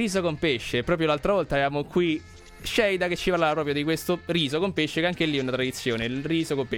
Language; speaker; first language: Italian; native; Italian